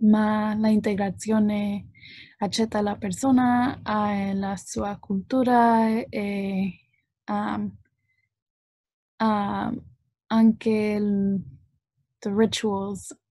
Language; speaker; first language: Italian; non-native, learner; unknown